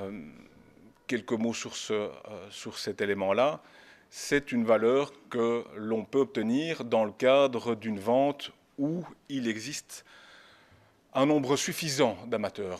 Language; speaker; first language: French; native; French